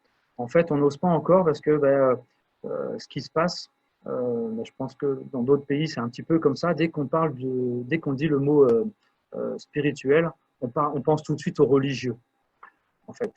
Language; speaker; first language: French; native; French